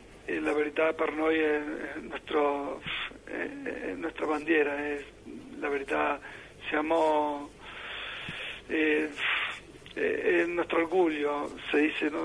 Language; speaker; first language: Italian; non-native, learner; Spanish